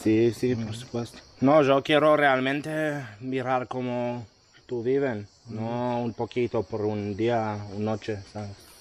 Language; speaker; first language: Spanish; non-native, learner; Hebrew